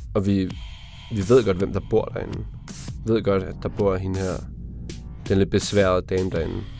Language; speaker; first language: Danish; native; Danish